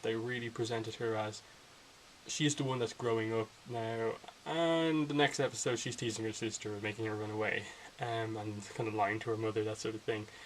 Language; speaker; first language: English; native; English